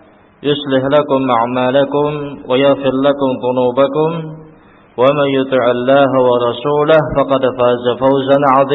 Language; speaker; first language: Arabic; non-native, fluent; Indonesian